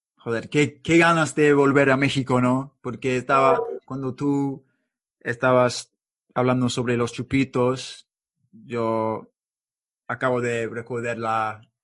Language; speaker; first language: Spanish; non-native, learner; English